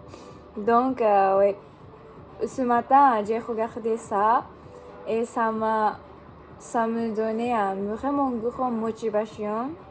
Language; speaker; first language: French; non-native, learner; Japanese